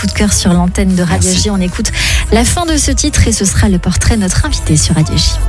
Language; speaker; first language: French; native; French